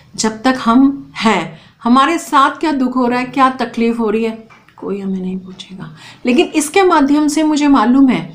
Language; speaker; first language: Hindi; native; Hindi